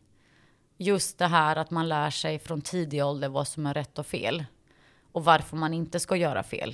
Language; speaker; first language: Swedish; early bilingual, other home language; Bosnian